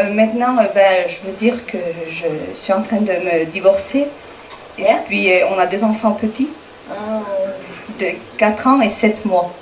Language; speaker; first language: French; non-native, learner; Spanish